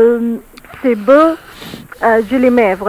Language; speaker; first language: French; non-native, learner; Arabic